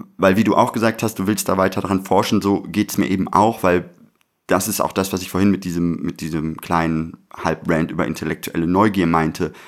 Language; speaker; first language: German; native; German